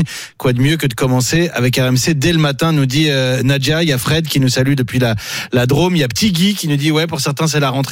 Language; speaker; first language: French; native; French